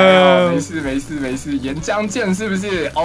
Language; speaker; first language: Chinese; native; Chinese